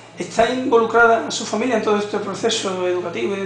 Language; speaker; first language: Spanish; native; Spanish